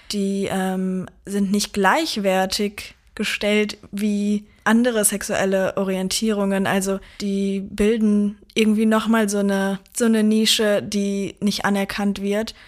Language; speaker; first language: German; native; German